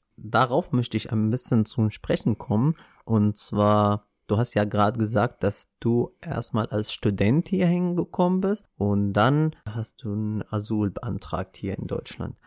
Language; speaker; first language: German; non-native, fluent; Arabic